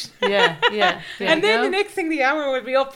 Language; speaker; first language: English; native; English